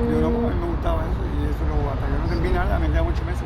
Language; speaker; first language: Spanish; native; Spanish